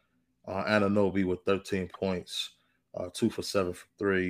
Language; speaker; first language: English; native; English